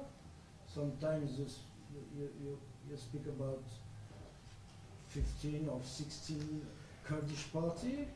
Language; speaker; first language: English; non-native, learner; French